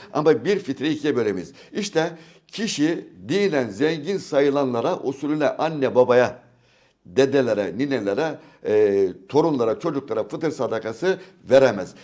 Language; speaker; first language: Turkish; native; Turkish